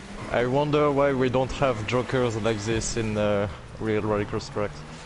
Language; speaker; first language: English; non-native, fluent; French